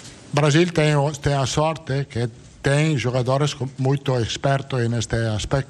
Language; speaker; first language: Portuguese; non-native, fluent; Italian